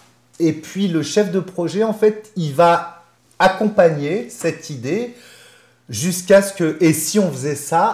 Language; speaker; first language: French; native; French